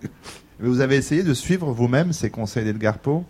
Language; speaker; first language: French; native; French